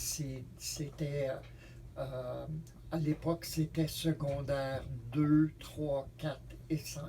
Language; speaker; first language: French; native; French